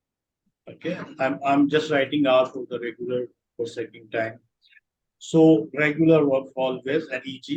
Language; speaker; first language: English; non-native, local second language; Urdu